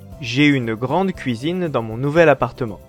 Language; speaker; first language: French; non-native, fluent; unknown